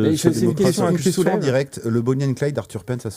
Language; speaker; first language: French; native; French